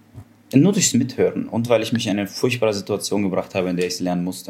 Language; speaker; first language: German; early bilingual, other home language; Russian